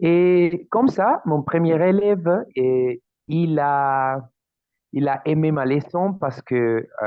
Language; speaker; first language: French; non-native, learner; Spanish